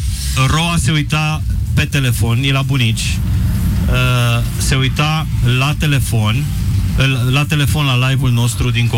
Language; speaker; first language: Romanian; native; Romanian